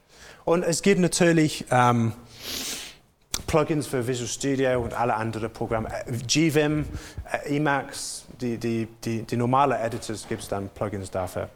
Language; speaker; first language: German; non-native, fluent; English